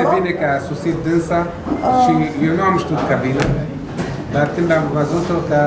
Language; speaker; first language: Romanian; non-native, learner; Arabic